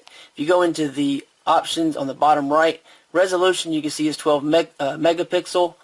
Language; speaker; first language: English; native; English